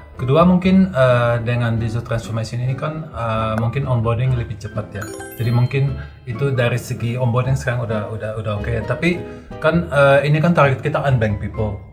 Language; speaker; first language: Indonesian; non-native, fluent; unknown